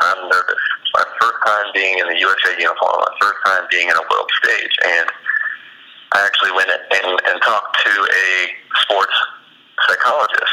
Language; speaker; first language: English; native; English